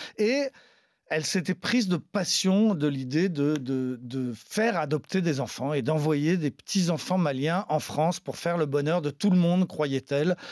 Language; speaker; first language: French; native; French